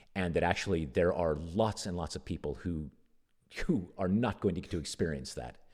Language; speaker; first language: English; native; English